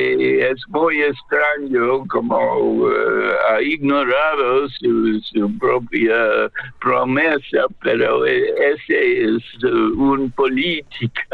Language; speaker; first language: Spanish; non-native, fluent; English